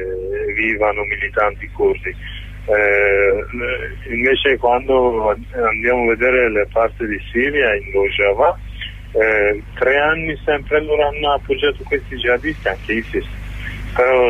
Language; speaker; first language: Italian; non-native, learner; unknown